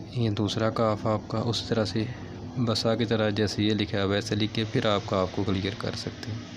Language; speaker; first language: Urdu; non-native, local second language; Punjabi